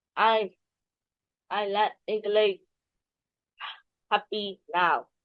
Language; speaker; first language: English; non-native, learner; Burmese